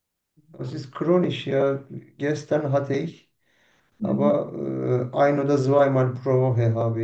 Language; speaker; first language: German; non-native, learner; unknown